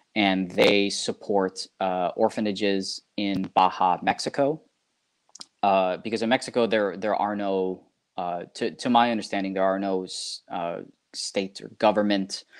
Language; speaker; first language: English; native; English